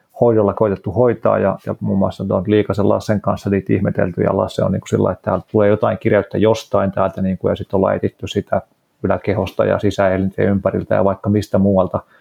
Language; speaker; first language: Finnish; native; Finnish